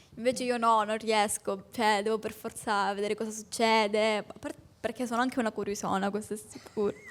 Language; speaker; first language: Italian; native; Italian